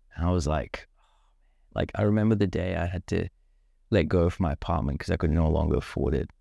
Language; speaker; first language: English; non-native, local second language; Sinhala